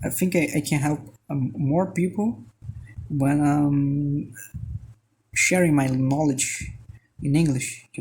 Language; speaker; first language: English; non-native, fluent; Portuguese